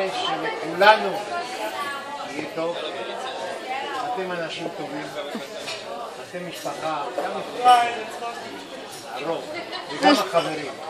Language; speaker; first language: Hebrew; non-native, fluent; Spanish